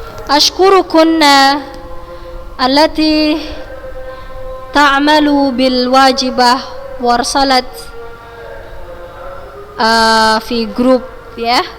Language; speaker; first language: Arabic; non-native, fluent; Indonesian